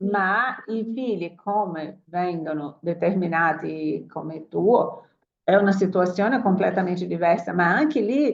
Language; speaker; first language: Italian; non-native, fluent; Portuguese